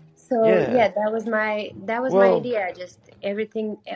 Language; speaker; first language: English; non-native, fluent; Romanian